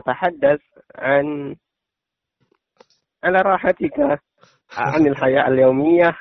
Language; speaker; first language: Arabic; non-native, learner; Indonesian